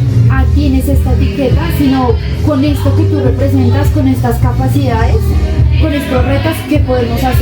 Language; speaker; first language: Spanish; native; Spanish